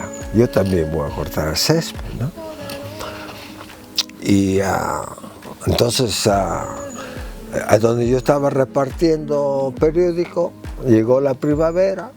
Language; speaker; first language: Spanish; early bilingual, heritage; Spanish